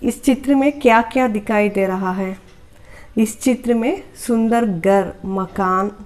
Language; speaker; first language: Hindi; non-native, local second language; Telugu